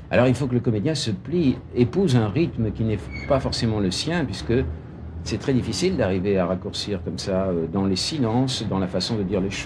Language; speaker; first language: French; native; French